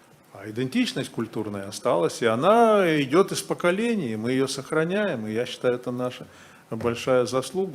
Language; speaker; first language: Russian; native; Russian